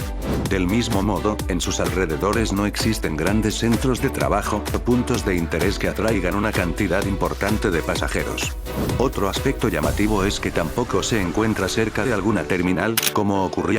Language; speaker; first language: Spanish; native; Spanish